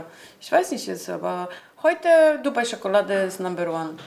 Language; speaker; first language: German; non-native, learner; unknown